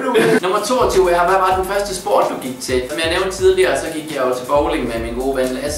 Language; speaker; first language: Danish; native; Danish